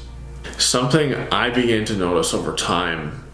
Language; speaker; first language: English; native; English